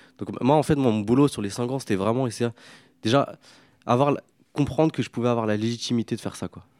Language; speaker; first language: French; native; French